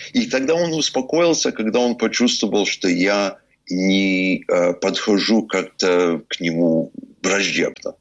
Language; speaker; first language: Russian; early bilingual, heritage; Russian